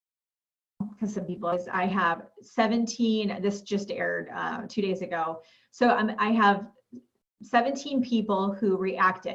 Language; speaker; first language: English; native; English